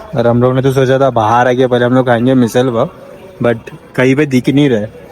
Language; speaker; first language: Hindi; non-native, local second language; Marathi